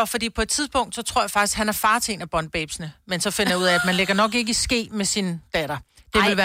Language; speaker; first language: Danish; native; Danish